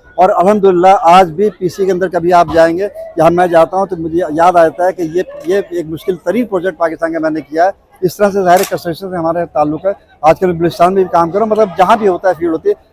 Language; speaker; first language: Urdu; native; Urdu